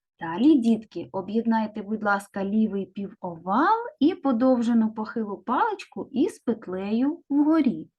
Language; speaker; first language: Ukrainian; native; Ukrainian